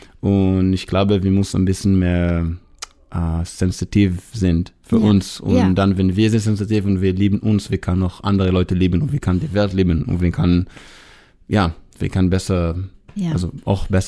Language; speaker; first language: German; non-native, learner; Hebrew